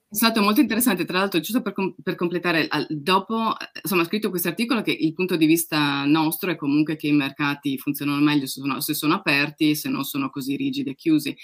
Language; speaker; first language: Italian; native; Italian